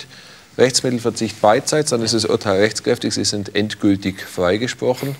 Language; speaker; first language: German; native; German